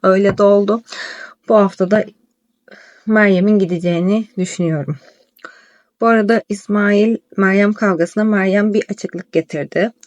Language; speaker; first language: Turkish; native; Turkish